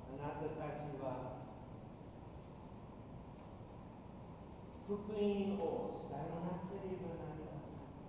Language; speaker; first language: Japanese; non-native, fluent; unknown